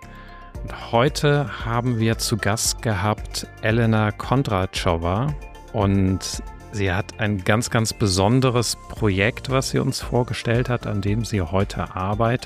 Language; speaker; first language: German; native; German